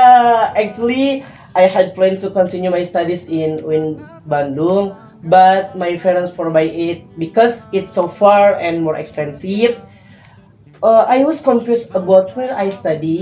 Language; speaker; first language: English; non-native, learner; Indonesian